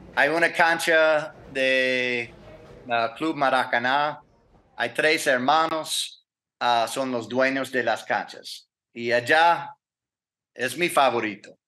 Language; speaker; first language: Spanish; non-native, learner; English